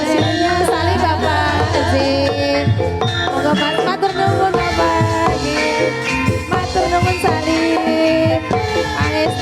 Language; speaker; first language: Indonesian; non-native, local second language; Javanese